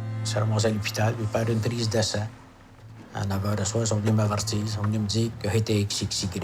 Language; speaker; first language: French; native; French